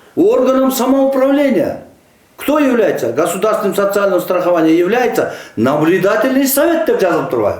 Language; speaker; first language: Russian; non-native, local second language; Kyrgyz